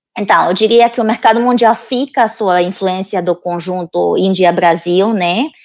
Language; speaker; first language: Portuguese; non-native, fluent; Romanian